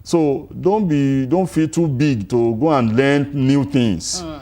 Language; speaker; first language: English; non-native, local second language; Yoruba